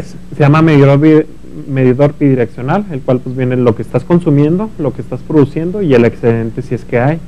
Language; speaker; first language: Spanish; native; Spanish